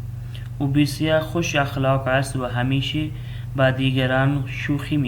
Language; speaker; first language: Persian; non-native, fluent; Urdu